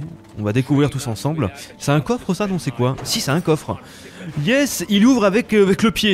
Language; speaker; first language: French; native; French